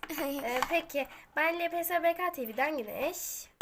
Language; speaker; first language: Turkish; native; Turkish